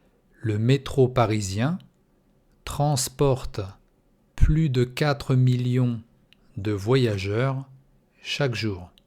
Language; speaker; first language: French; non-native, fluent; Russian